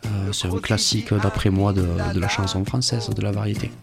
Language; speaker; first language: French; native; French